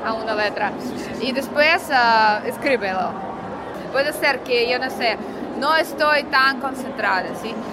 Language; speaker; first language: Spanish; non-native, learner; Russian